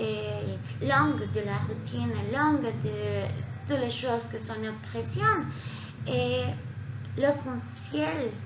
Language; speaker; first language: French; non-native, learner; Spanish